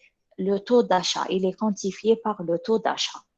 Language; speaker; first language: French; non-native, local second language; Arabic